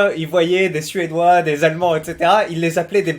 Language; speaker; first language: French; native; French